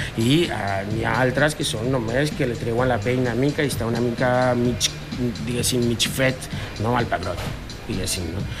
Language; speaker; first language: Catalan; non-native, fluent; Spanish